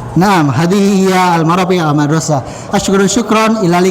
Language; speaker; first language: Arabic; non-native, learner; Indonesian